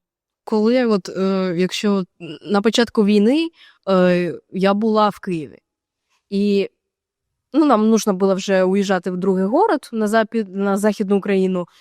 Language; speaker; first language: Ukrainian; native; Ukrainian